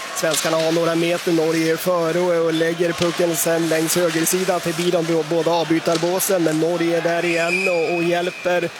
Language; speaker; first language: Swedish; native; Swedish